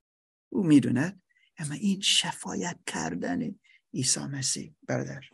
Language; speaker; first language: Persian; non-native, learner; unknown